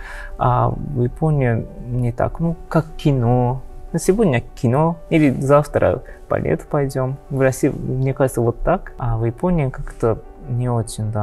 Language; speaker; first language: Russian; non-native, learner; Japanese